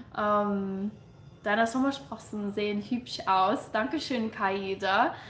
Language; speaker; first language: German; non-native, learner; English